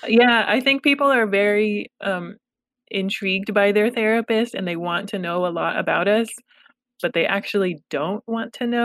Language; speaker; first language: English; early bilingual, other home language; Pashto